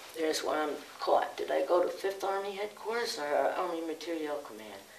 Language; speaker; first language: English; native; English